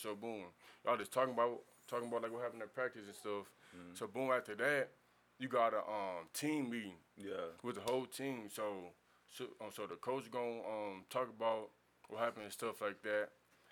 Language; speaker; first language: English; native; English